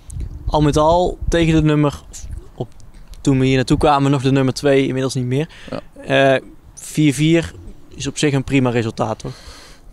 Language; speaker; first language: Dutch; native; Dutch